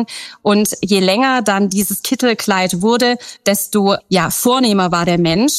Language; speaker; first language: German; native; German